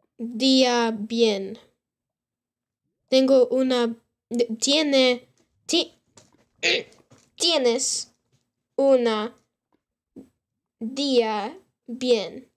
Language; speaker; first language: Spanish; non-native, learner; English